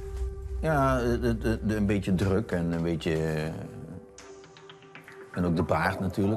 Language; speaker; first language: Dutch; native; Dutch